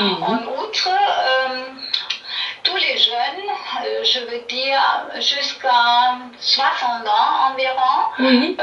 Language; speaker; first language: French; non-native, learner; German